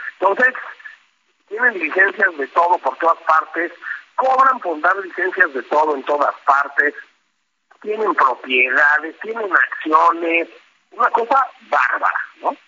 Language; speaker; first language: Spanish; native; Spanish